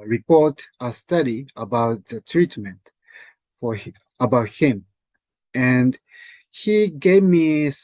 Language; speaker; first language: English; non-native, learner; Japanese